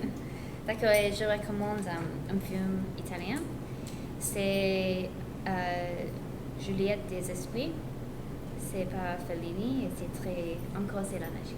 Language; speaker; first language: French; non-native, learner; English